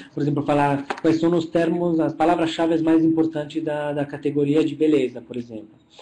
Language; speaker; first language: Portuguese; non-native, fluent; Italian